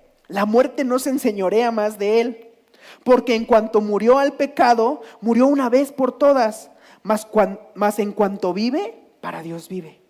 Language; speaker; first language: Spanish; native; Spanish